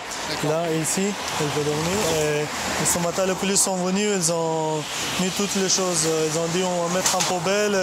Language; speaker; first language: French; non-native, learner; Persian